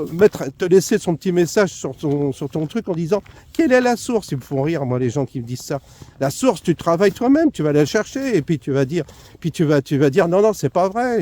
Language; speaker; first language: French; native; French